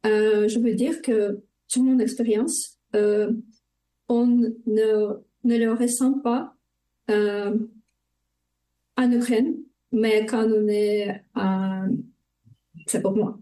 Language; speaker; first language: French; non-native, fluent; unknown